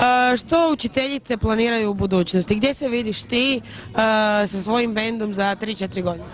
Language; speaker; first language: Croatian; native; Croatian